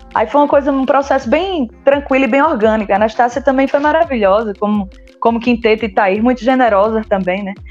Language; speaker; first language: Portuguese; native; Portuguese